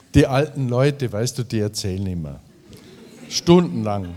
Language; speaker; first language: German; native; German